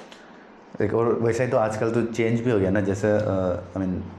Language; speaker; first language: Hindi; non-native, local second language; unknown